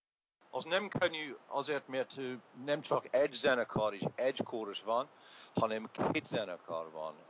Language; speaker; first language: Hungarian; non-native, learner; English